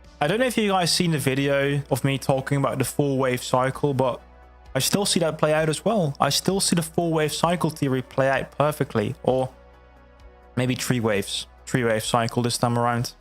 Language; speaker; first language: English; non-native, fluent; Dutch